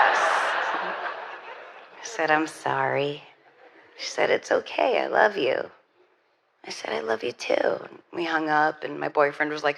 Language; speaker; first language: English; native; English